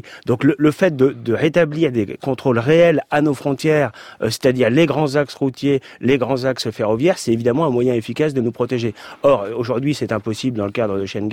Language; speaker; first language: French; native; French